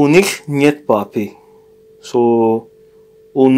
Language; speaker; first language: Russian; non-native, learner; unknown